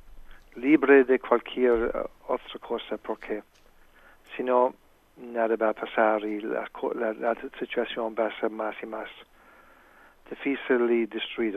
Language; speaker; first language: Spanish; non-native, fluent; English